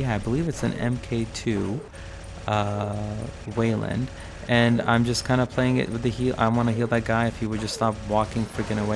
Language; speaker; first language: English; native; English